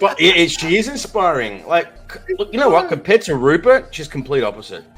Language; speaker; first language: English; native; English